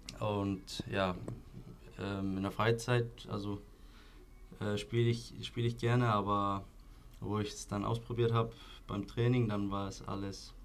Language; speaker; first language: German; non-native, fluent; Icelandic